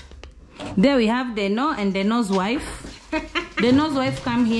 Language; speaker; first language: English; non-native, local second language; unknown